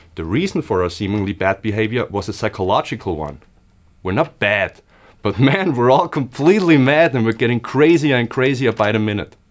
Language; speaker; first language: English; non-native, fluent; German